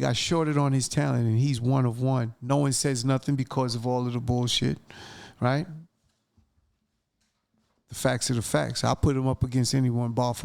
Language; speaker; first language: English; native; English